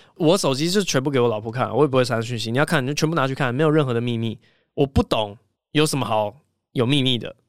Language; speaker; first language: Chinese; native; Chinese